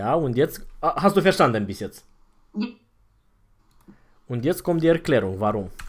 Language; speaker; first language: German; non-native, fluent; Romanian